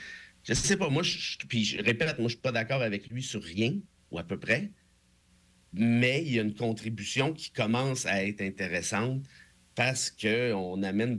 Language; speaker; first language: French; native; French